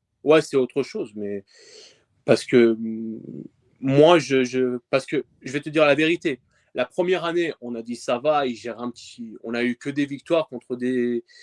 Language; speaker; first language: French; early bilingual, other home language; Persian